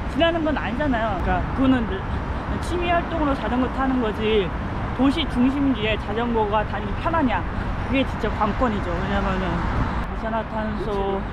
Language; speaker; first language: Korean; non-native, fluent; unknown